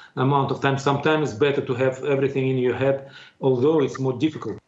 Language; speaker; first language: English; non-native, fluent; Russian